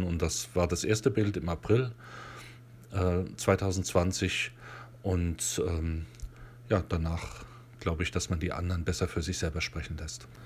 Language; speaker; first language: German; native; German